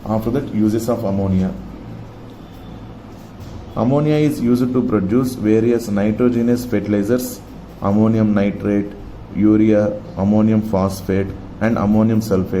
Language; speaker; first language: English; non-native, local second language; Telugu